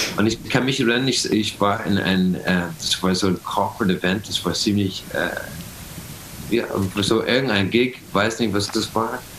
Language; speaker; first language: German; non-native, fluent; English